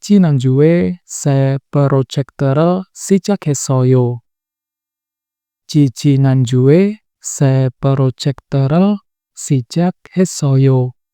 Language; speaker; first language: Korean; non-native, fluent; Indonesian